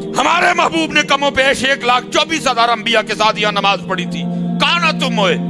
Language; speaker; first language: Urdu; non-native, local second language; Punjabi